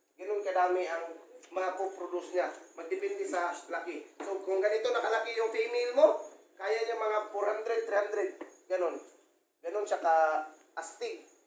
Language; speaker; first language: Filipino; non-native, local second language; Cebuano